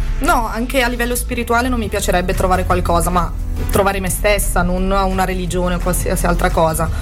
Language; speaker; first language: Italian; native; Italian